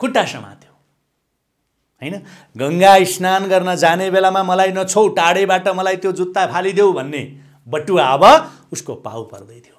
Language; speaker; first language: Nepali; native; Nepali